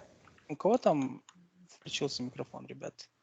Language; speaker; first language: Russian; native; Russian